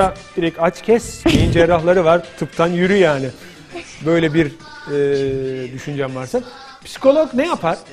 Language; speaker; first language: Turkish; native; Turkish